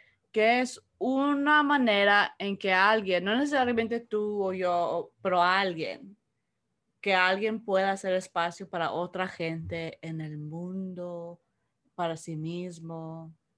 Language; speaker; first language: Spanish; early bilingual, heritage; Spanish